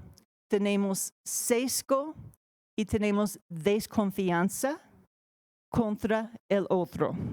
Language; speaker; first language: Spanish; non-native, fluent; English